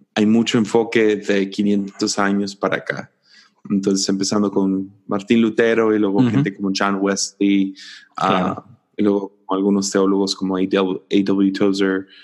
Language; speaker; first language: Spanish; native; Spanish